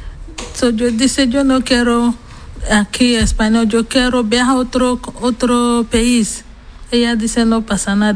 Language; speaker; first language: Spanish; non-native, learner; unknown